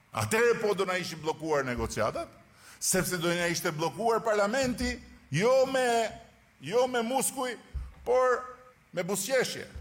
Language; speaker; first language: Albanian; native; Albanian